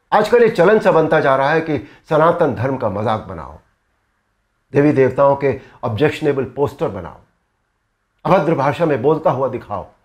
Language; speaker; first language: Hindi; native; Hindi